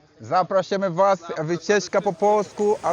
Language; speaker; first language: Polish; non-native, fluent; Swahili